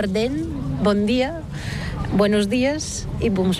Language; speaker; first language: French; non-native, learner; Bulgarian